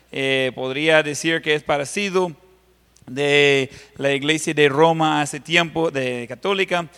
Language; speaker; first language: Spanish; non-native, fluent; English